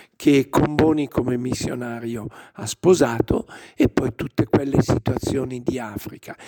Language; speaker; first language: Italian; native; Italian